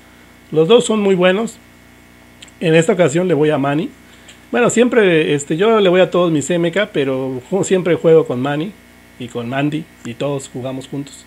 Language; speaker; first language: Spanish; native; Spanish